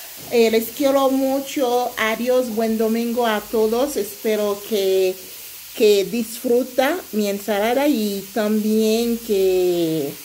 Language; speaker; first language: Spanish; non-native, local second language; Haitian Creole